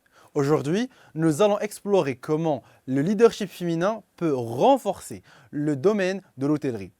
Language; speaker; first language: French; non-native, local second language; Arabic